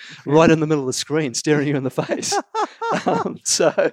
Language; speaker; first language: English; native; English